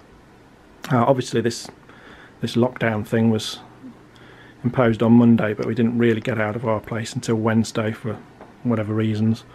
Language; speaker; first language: English; native; English